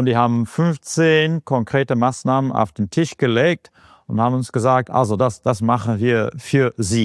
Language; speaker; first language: German; non-native, fluent; English